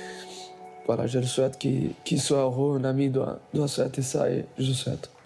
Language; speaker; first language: French; non-native, fluent; Portuguese